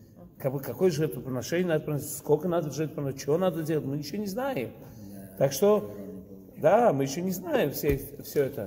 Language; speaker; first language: Russian; early bilingual, heritage; Russian